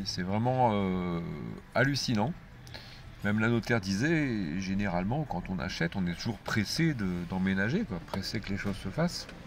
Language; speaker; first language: French; native; French